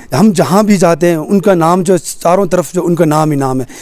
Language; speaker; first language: Hindi; native; Hindi